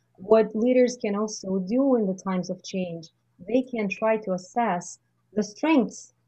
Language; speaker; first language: English; non-native, fluent; Russian